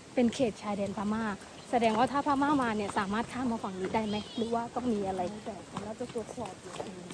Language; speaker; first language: Thai; native; Thai